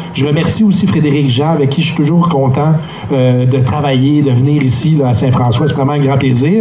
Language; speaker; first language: French; native; French